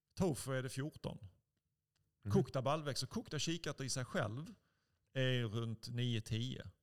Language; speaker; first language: Swedish; native; Swedish